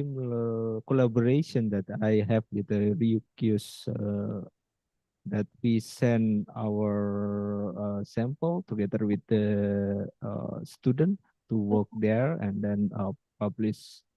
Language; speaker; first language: English; non-native, fluent; Indonesian